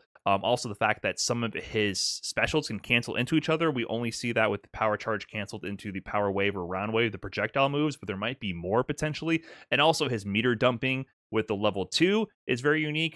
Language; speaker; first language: English; native; English